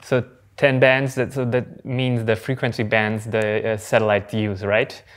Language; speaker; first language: English; non-native, fluent; German